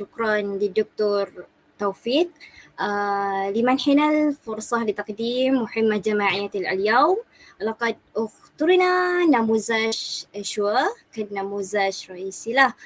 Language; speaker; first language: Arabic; non-native, learner; Malay